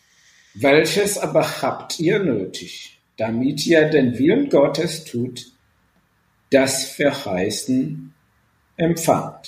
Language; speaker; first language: German; non-native, fluent; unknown